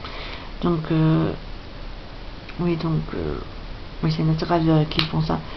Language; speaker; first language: French; non-native, fluent; English